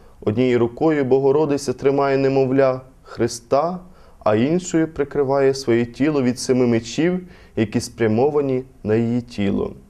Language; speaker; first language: Ukrainian; native; Ukrainian